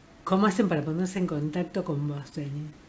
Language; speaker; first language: Spanish; native; Spanish